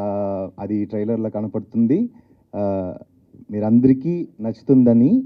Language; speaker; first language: Telugu; non-native, learner; Tamil